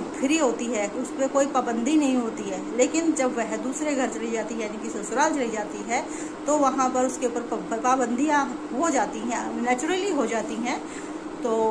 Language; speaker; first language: Hindi; native; Hindi